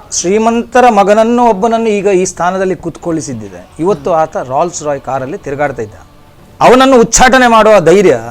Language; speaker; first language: Kannada; non-native, local second language; Konkani